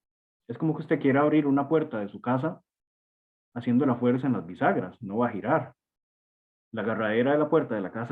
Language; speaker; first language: Spanish; native; Spanish